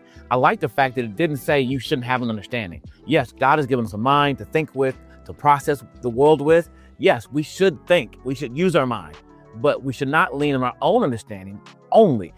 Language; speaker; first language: English; native; English